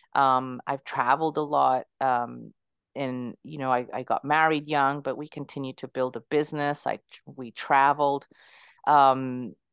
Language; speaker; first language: English; early bilingual, other home language; Spanish